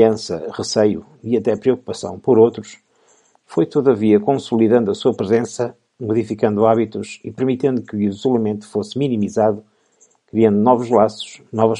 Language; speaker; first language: Portuguese; native; Portuguese